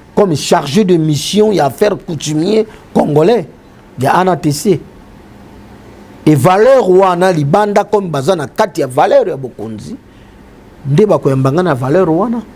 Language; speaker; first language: Lingala; non-native, local second language; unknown